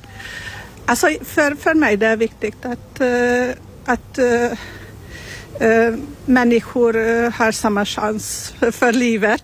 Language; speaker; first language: Swedish; non-native, learner; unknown